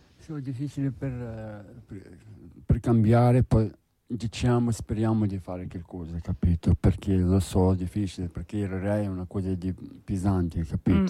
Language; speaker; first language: Italian; non-native, learner; Arabic